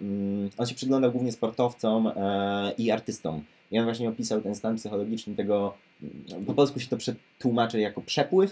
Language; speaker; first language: Polish; native; Polish